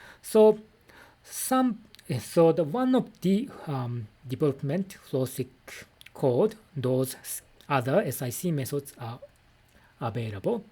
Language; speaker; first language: English; non-native, fluent; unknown